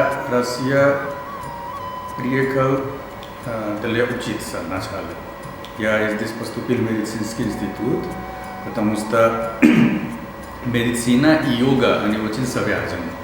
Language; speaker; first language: Russian; non-native, learner; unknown